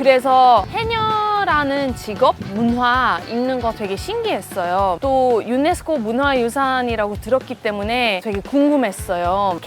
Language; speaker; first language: Korean; non-native, fluent; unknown